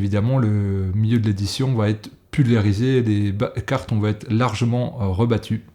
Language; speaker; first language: French; native; French